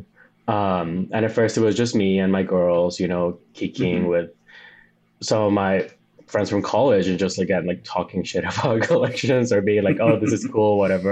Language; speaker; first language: English; non-native, fluent; Spanish